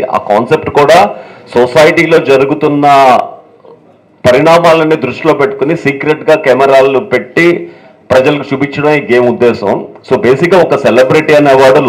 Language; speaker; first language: Telugu; native; Telugu